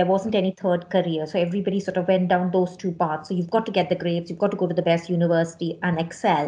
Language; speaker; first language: English; non-native, local second language; Hindi